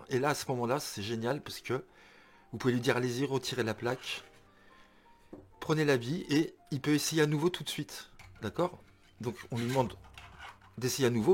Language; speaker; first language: French; native; French